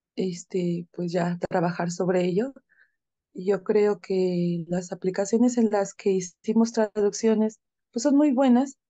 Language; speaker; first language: Spanish; native; Spanish